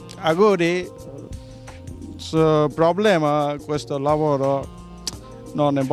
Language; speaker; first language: Italian; non-native, learner; Bangla